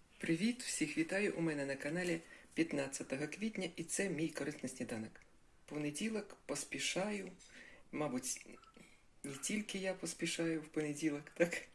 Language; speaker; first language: Ukrainian; non-native, local second language; Russian